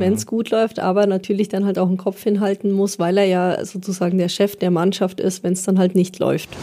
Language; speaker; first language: German; native; German